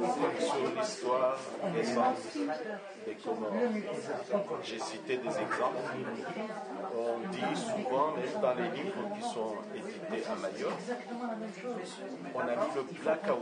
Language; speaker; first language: French; non-native, local second language; Comorian